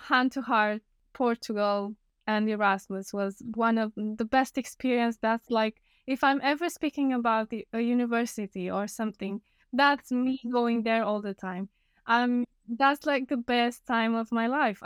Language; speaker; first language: English; non-native, fluent; Romanian